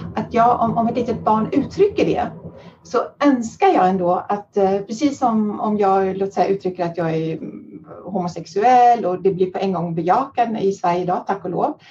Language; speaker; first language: Swedish; early bilingual, heritage; Swedish